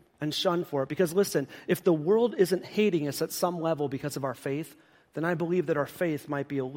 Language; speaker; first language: English; native; English